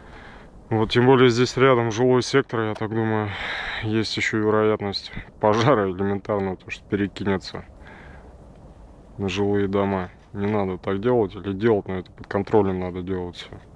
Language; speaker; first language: Russian; native; Russian